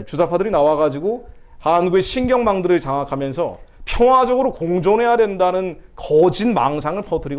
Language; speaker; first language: Korean; native; Korean